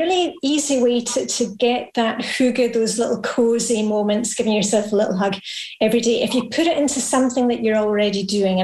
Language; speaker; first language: English; native; English